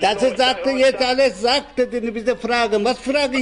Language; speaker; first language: German; non-native, learner; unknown